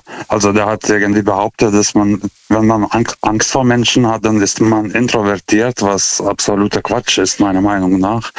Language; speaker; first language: German; non-native, fluent; Lithuanian